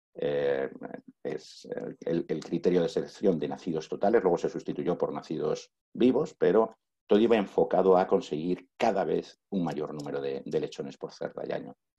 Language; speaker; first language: Spanish; native; Spanish